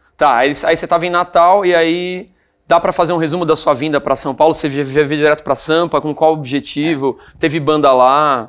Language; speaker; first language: Portuguese; native; Portuguese